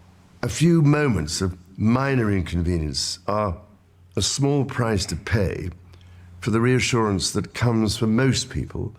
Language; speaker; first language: English; native; English